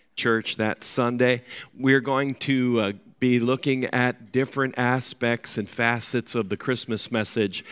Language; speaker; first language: English; native; English